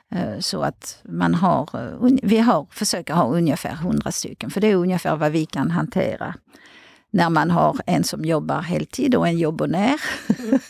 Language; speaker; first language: Swedish; non-native, fluent; French